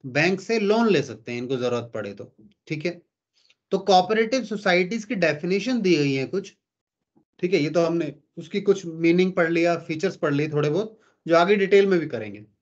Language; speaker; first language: Hindi; native; Hindi